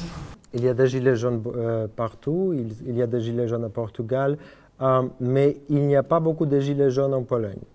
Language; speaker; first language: French; non-native, fluent; Polish